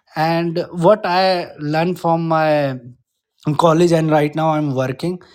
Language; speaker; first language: English; non-native, local second language; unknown